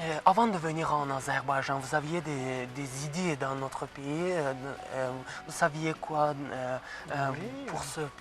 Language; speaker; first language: French; non-native, fluent; Azerbaijani